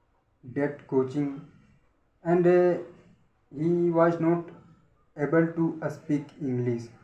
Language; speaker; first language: English; non-native, learner; Hindi